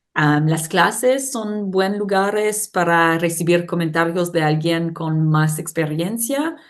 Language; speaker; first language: Spanish; non-native, learner; English